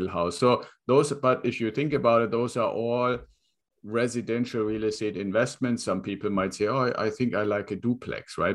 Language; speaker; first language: English; non-native, fluent; German